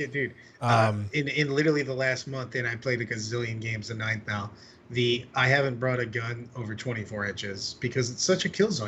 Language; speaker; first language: English; native; English